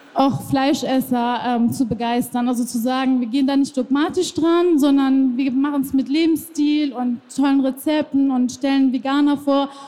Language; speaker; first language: German; non-native, fluent; Persian